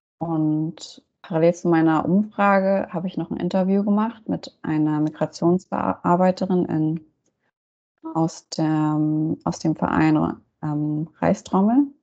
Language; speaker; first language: German; native; German